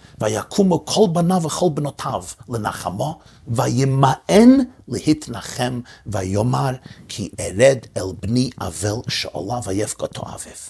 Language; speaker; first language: Hebrew; early bilingual, heritage; English